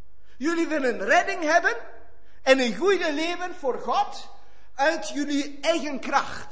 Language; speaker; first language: Dutch; non-native, fluent; German